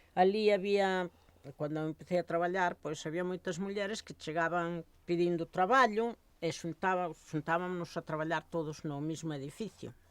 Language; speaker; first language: Galician; native; Galician